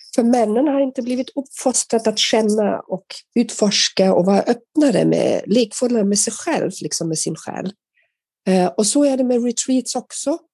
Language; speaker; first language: Swedish; non-native, fluent; German